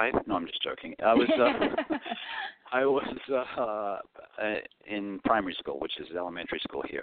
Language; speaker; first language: English; non-native, local second language; Greek